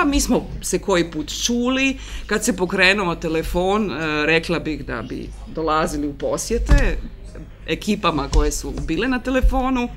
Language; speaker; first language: Croatian; native; Croatian